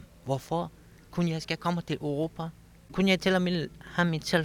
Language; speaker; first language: Danish; non-native, learner; Kurdish